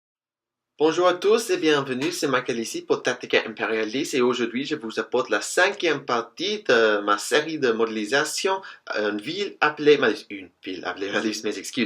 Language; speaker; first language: French; non-native, fluent; English